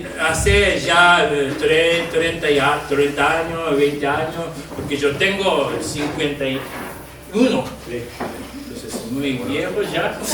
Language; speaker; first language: Spanish; non-native, fluent; Japanese